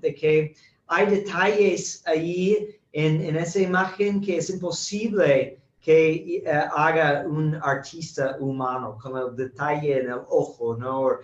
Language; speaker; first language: Spanish; non-native, fluent; English